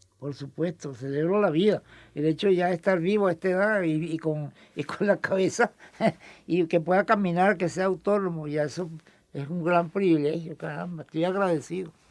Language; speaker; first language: Spanish; native; Spanish